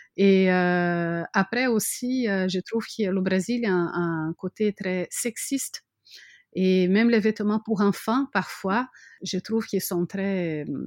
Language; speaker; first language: French; non-native, fluent; Portuguese